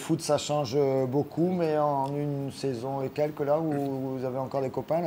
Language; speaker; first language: French; native; French